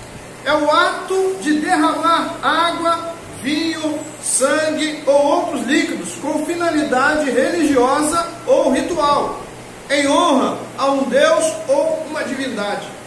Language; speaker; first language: Portuguese; native; Portuguese